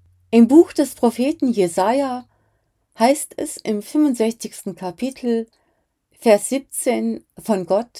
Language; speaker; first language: German; native; German